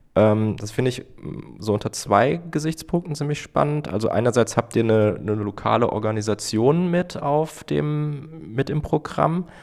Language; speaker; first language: German; native; German